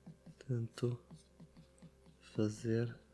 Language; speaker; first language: Portuguese; non-native, learner; Italian